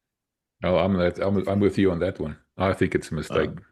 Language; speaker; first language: English; non-native, local second language; Afrikaans